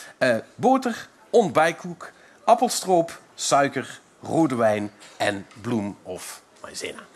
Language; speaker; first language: Dutch; native; Dutch